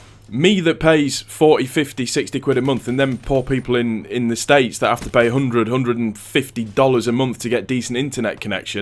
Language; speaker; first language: English; native; English